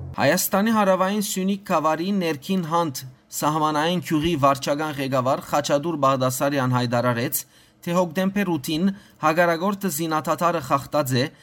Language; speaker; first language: Armenian; early bilingual, heritage; Armenian